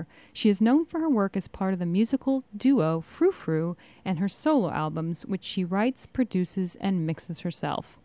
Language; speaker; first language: English; native; English